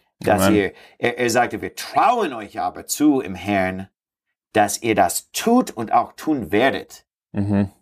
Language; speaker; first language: German; non-native, learner; English